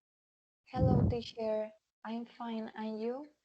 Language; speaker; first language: English; non-native, learner; Spanish